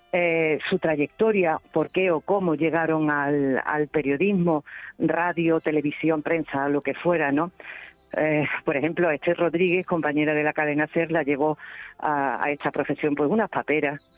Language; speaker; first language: Spanish; native; Spanish